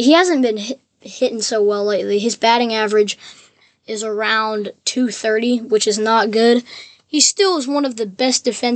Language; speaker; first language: English; native; English